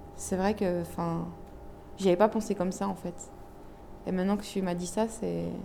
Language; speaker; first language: French; early bilingual, other home language; Arabic